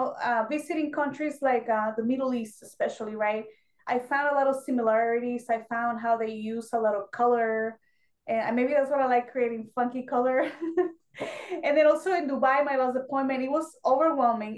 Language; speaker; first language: English; non-native, fluent; Spanish